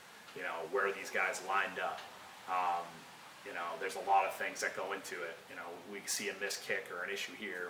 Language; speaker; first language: English; native; English